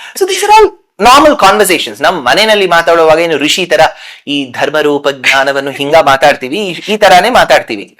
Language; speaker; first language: Kannada; non-native, local second language; Tamil